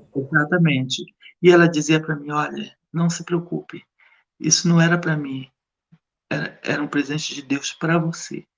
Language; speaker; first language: Portuguese; native; Portuguese